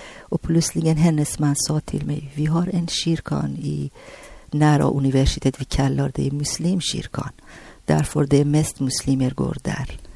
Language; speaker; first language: Swedish; non-native, learner; Persian